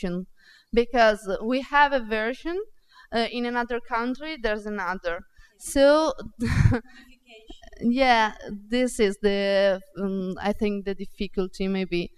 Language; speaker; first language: English; non-native, fluent; Italian